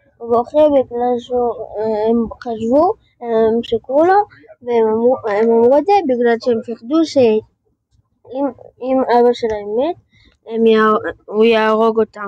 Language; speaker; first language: Hebrew; early bilingual, heritage; French